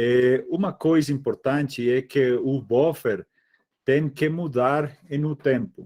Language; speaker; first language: Portuguese; non-native, fluent; Spanish